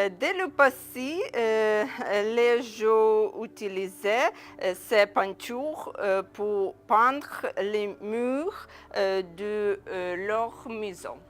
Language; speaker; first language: French; non-native, learner; Ukrainian